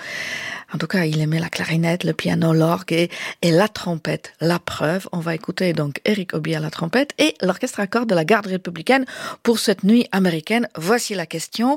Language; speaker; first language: French; native; French